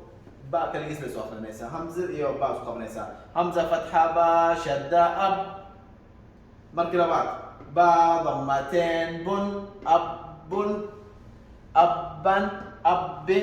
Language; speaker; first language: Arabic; non-native, local second language; Somali